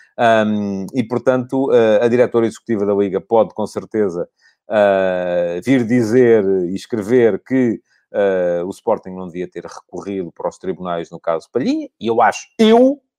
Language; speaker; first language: Portuguese; native; Portuguese